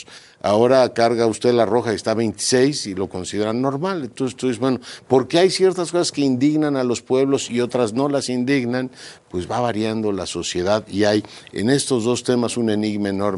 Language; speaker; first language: Spanish; native; Spanish